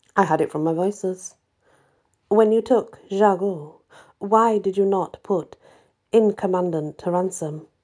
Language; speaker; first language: English; native; English